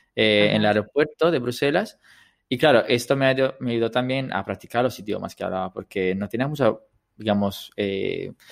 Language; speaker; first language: Spanish; non-native, fluent; Italian